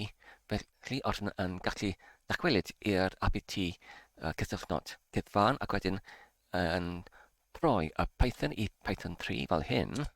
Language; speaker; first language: Welsh; non-native, learner; Polish